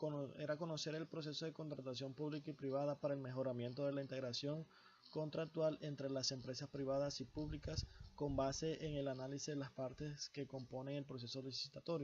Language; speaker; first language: Spanish; native; Spanish